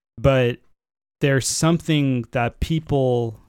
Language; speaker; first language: English; native; English